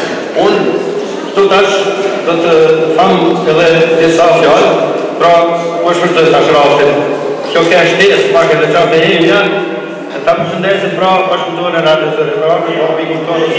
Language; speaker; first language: Albanian; native; Albanian